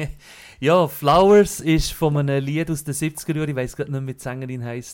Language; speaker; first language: German; native; German